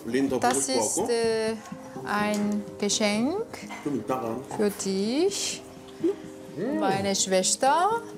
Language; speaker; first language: German; non-native, learner; Korean